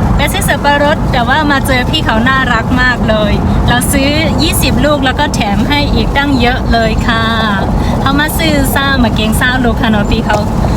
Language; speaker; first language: Thai; non-native, local second language; Shan